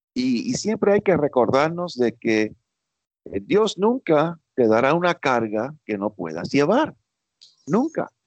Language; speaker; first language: Spanish; early bilingual, heritage; Spanish